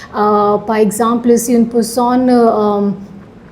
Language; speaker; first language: French; non-native, learner; Punjabi